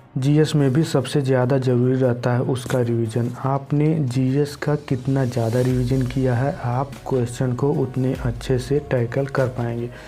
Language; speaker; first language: Hindi; native; Hindi